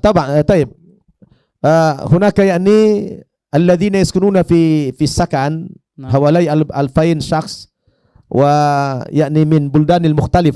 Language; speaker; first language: Arabic; non-native, fluent; Indonesian